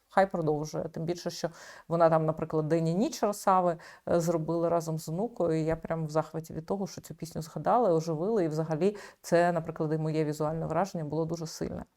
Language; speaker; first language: Ukrainian; native; Ukrainian